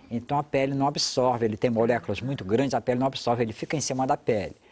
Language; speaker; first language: Portuguese; native; Portuguese